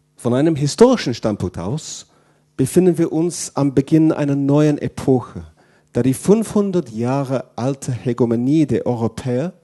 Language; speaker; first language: German; non-native, fluent; English